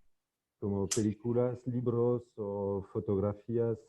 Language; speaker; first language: Spanish; non-native, fluent; French